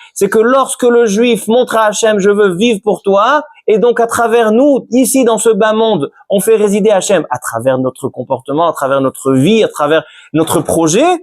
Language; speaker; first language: French; native; French